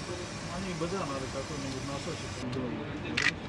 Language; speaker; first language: Russian; native; Russian